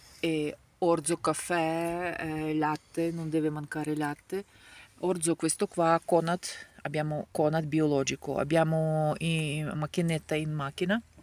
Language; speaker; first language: Italian; non-native, fluent; Ukrainian